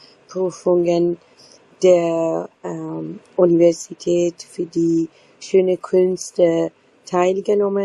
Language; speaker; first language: German; non-native, fluent; Persian